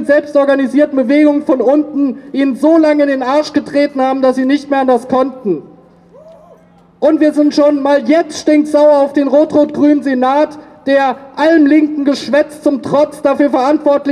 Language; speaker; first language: German; native; German